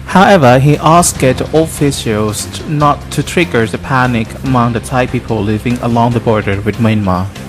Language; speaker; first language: English; non-native, learner; Thai